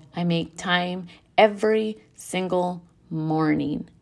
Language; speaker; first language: English; early bilingual, other home language; Spanish